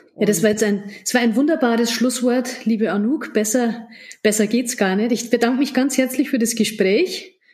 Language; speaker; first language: German; native; German